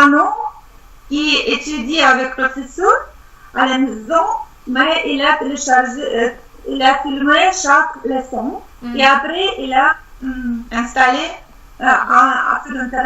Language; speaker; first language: French; non-native, learner; Russian